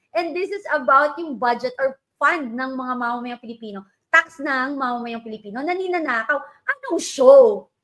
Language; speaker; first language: Filipino; native; Filipino